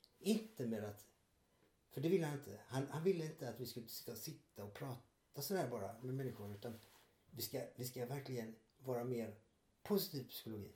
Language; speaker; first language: Swedish; early bilingual, other home language; Yiddish